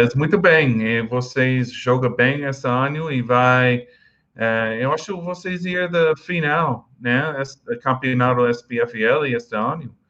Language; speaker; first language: Portuguese; non-native, learner; English